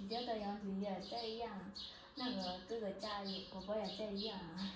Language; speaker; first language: Chinese; non-native, fluent; Lao